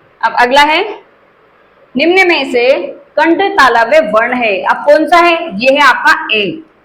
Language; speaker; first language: Hindi; native; Hindi